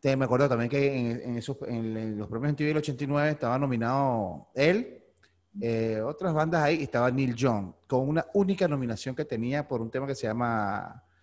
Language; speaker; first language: Spanish; native; Spanish